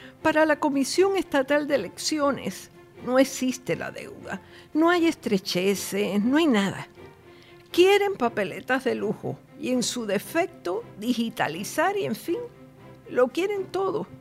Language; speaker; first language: Spanish; native; Spanish